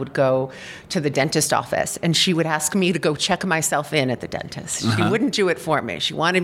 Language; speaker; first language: English; native; English